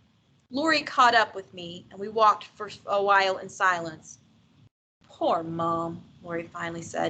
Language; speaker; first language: English; native; English